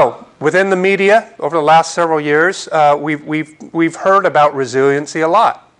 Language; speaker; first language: English; native; English